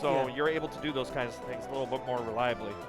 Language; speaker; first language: English; native; English